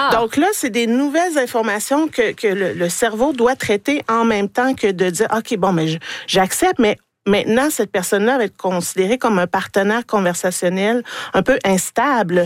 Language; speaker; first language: French; native; French